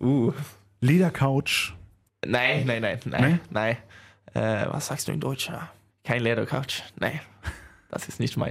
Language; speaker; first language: German; non-native, learner; Swedish